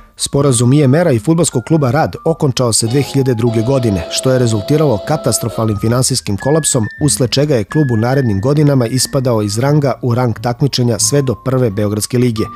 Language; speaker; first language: Serbian; native; Serbian